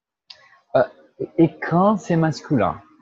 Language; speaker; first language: French; non-native, fluent; Portuguese